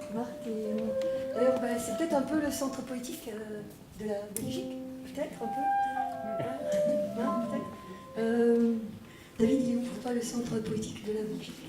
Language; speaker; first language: French; native; French